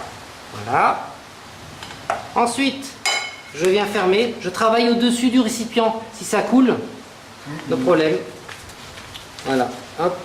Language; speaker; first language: French; native; French